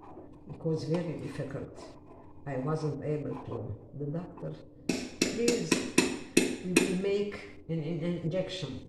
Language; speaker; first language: English; non-native, learner; Arabic